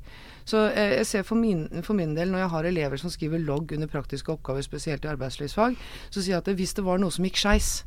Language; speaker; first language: Norwegian; native; Norwegian